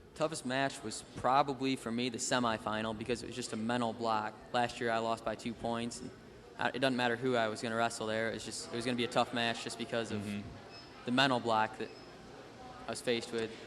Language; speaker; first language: English; native; English